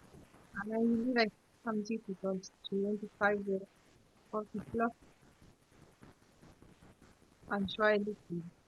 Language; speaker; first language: English; non-native, learner; Spanish